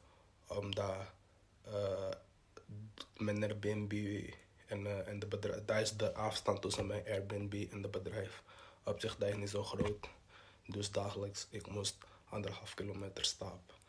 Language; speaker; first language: Dutch; non-native, local second language; Portuguese